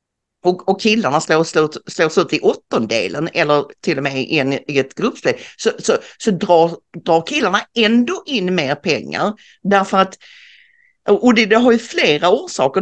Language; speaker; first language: Swedish; native; Swedish